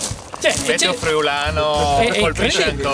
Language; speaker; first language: Italian; native; Italian